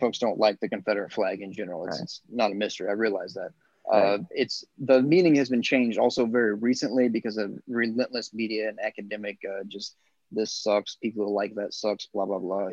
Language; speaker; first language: English; native; English